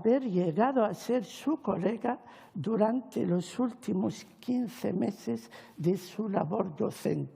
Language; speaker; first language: Spanish; non-native, fluent; Arabic